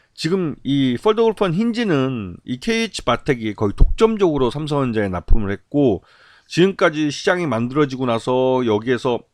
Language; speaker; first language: Korean; native; Korean